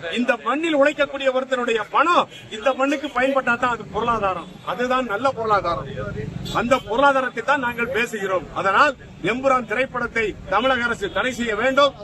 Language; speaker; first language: Tamil; native; Tamil